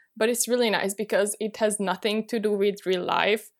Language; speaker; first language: English; non-native, fluent; Hungarian